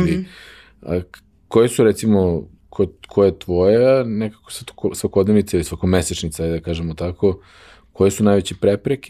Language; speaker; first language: Serbian; native; Serbian